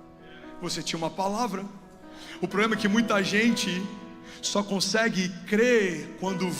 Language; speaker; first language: Portuguese; native; Portuguese